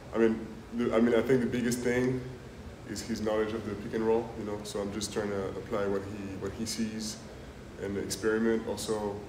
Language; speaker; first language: English; non-native, fluent; French